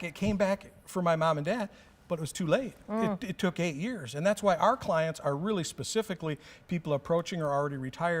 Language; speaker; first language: English; native; English